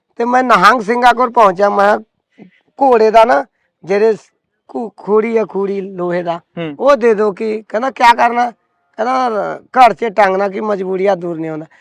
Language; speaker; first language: Punjabi; early bilingual, other home language; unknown